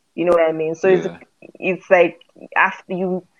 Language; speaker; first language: English; non-native, local second language; Yoruba